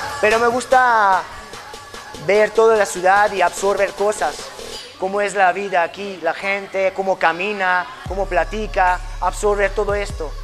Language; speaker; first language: Spanish; non-native, fluent; Hungarian